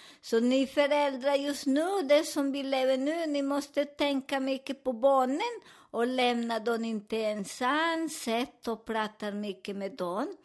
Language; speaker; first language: Swedish; non-native, fluent; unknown